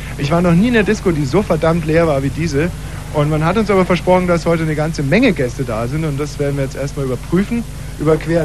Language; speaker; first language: German; native; German